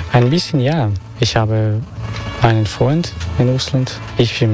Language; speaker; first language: German; non-native, fluent; Russian